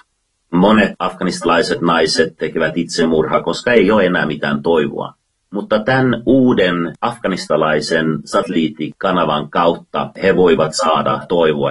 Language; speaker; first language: Finnish; non-native, fluent; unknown